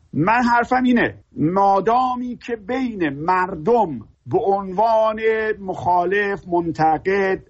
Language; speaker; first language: Persian; native; Persian